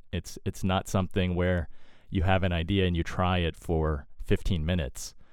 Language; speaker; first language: English; native; English